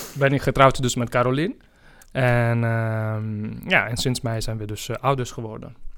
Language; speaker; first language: Dutch; non-native, fluent; Italian